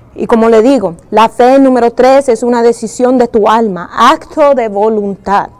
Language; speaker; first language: Spanish; early bilingual, heritage; Spanish